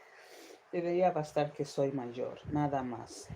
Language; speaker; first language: Spanish; non-native, fluent; English